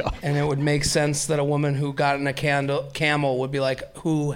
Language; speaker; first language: English; native; English